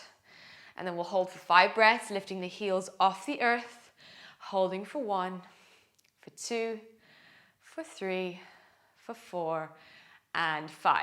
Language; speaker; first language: English; native; English